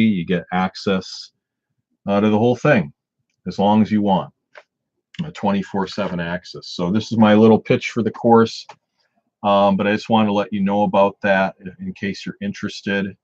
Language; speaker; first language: English; native; English